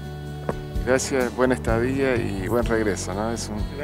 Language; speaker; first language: Spanish; native; Spanish